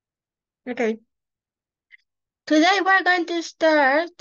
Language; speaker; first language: English; non-native, fluent; Spanish